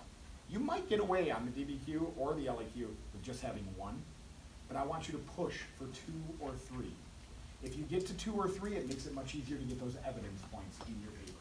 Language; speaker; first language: English; native; English